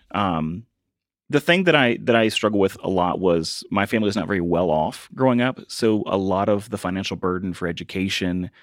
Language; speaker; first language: English; native; English